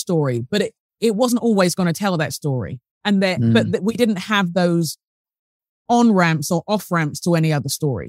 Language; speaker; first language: English; native; English